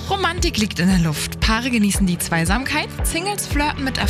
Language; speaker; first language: German; native; German